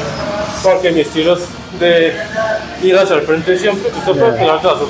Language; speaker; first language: Spanish; native; Spanish